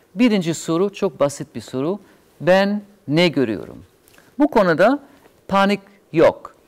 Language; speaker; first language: Turkish; non-native, fluent; German